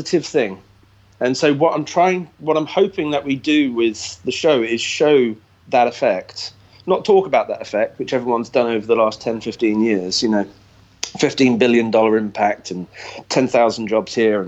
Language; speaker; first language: English; native; English